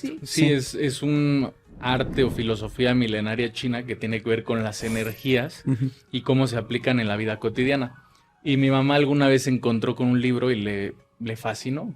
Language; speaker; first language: Spanish; native; Spanish